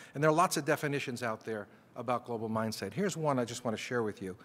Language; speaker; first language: English; native; English